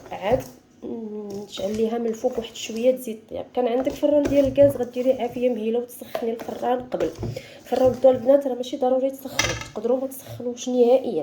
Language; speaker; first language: Arabic; native; Arabic